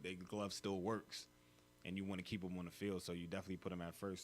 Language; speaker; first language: English; native; English